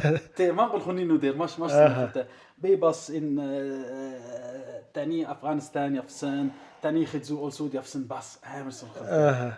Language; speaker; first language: Mongolian; non-native, learner; Arabic